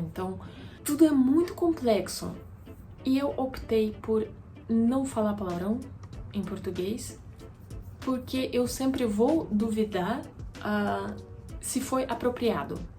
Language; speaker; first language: Portuguese; non-native, fluent; Russian